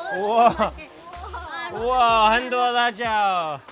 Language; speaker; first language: Chinese; early bilingual, heritage; Chinese